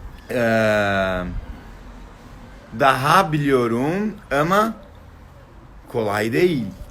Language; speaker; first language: Turkish; non-native, learner; Portuguese